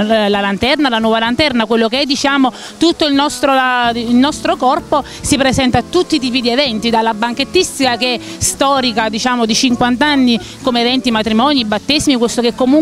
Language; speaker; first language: Italian; native; Italian